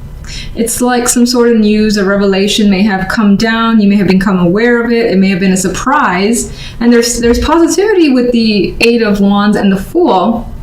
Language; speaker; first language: English; native; English